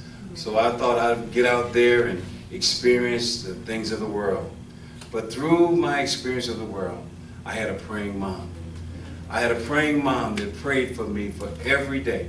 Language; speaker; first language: English; native; English